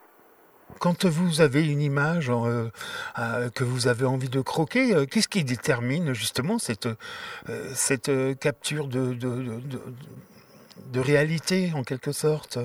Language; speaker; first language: French; native; French